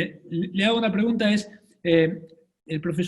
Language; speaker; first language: Spanish; native; Spanish